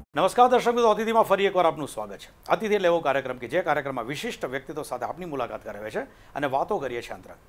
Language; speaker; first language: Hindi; non-native, local second language; Gujarati